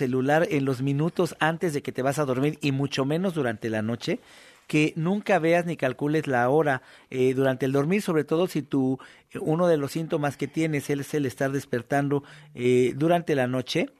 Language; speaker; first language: Spanish; native; Spanish